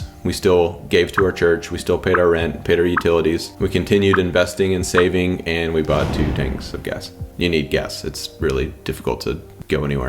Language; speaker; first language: English; native; English